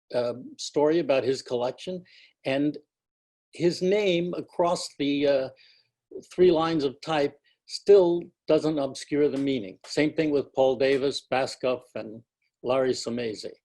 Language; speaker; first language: English; native; English